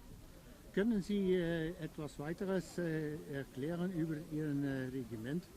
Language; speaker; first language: German; non-native, learner; French